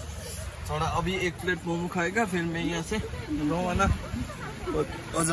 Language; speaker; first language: Hindi; non-native, local second language; Nepali